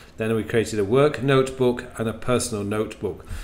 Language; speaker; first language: English; native; English